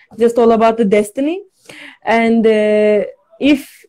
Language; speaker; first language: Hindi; non-native, learner; Turkish